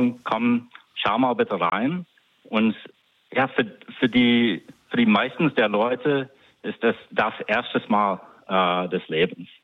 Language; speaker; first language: German; non-native, fluent; English